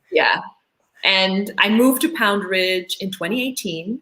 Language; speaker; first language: English; early bilingual, other home language; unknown